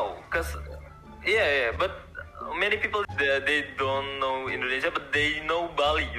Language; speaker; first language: English; non-native, learner; Indonesian